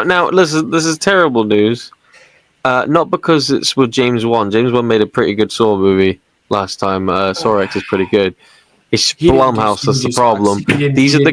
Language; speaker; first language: English; native; English